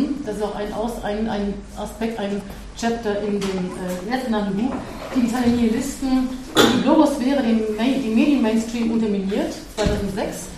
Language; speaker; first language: German; native; German